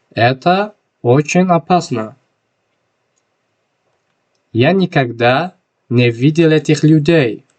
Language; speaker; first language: Russian; non-native, local second language; Tajik